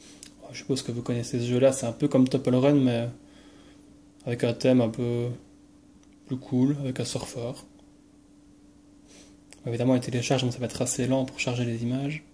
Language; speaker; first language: French; native; French